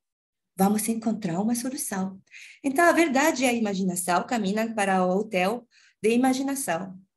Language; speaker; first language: Portuguese; non-native, learner; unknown